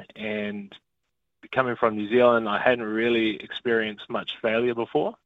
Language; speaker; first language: English; native; English